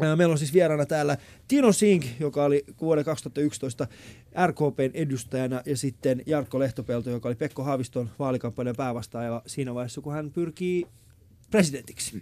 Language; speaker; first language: Finnish; early bilingual, other home language; Persian